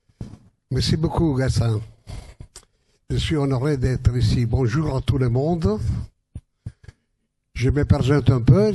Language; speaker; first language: French; non-native, learner; Italian